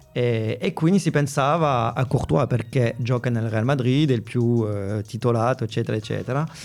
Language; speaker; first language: Italian; non-native, fluent; French